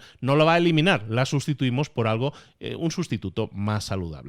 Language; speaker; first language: Spanish; native; Spanish